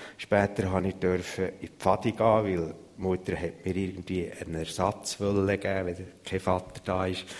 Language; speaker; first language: German; native; German